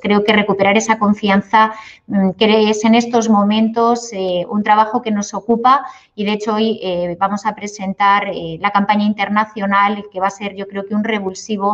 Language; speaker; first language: Spanish; native; Spanish